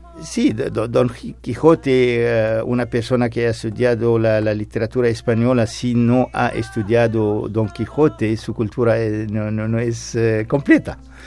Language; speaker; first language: Spanish; non-native, fluent; Arabic